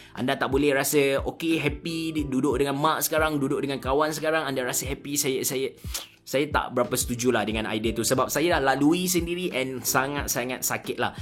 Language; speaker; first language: Malay; native; Malay